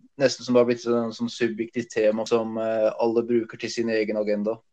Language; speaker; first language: Norwegian; early bilingual, other home language; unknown